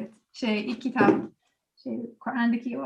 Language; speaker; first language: Turkish; non-native, learner; English